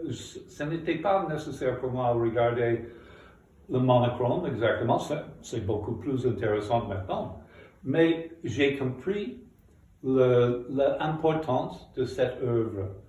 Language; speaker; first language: French; non-native, fluent; English